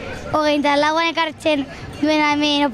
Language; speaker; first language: Basque; non-native, local second language; Spanish